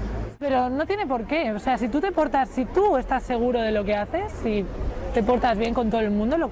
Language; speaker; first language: Spanish; native; Spanish